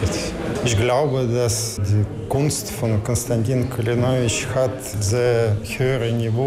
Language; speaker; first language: German; non-native, learner; Russian